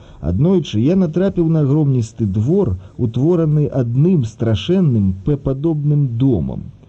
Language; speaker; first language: Belarusian; early bilingual, other home language; Russian